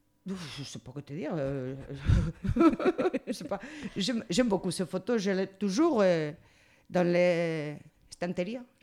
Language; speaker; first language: French; non-native, learner; Spanish